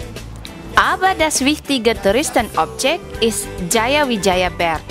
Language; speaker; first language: German; non-native, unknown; Indonesian